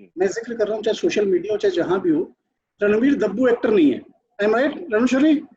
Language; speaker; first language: Hindi; native; Hindi